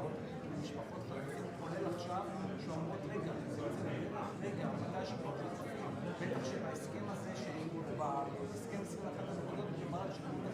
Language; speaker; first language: Hebrew; native; Hebrew